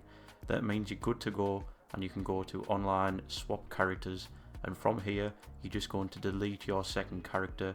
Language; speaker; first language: English; native; English